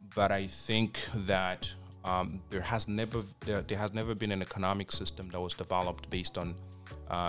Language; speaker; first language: English; non-native, fluent; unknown